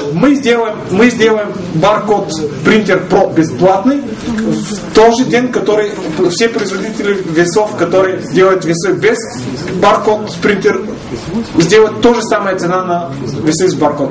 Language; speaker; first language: Russian; non-native, fluent; Bulgarian